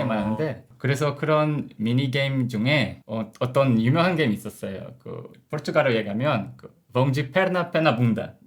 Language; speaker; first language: Korean; non-native, learner; Portuguese